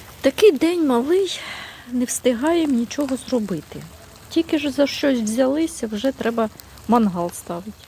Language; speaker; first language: Ukrainian; native; Ukrainian